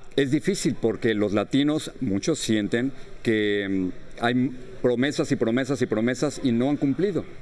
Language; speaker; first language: Spanish; native; Spanish